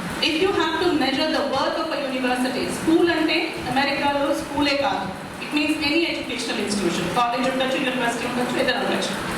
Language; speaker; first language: English; non-native, local second language; Kannada